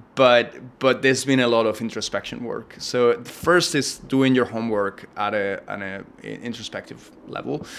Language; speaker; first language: English; non-native, fluent; Spanish